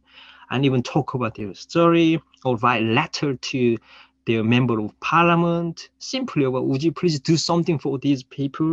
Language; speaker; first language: English; non-native, fluent; Korean